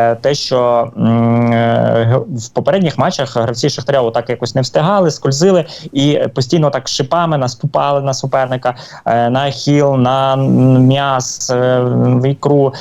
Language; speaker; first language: Ukrainian; native; Ukrainian